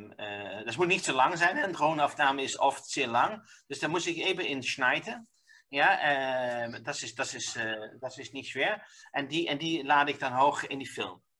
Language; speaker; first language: German; non-native, learner; Dutch